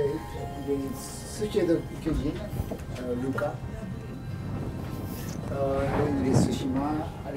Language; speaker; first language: French; non-native, learner; Japanese